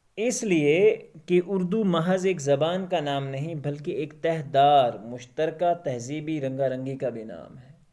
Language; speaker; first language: Urdu; non-native, local second language; Kashmiri